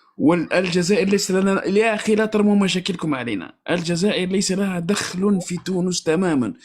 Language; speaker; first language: Arabic; native; Arabic